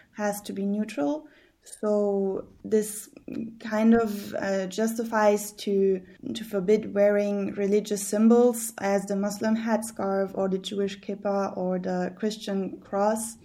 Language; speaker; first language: English; early bilingual, heritage; German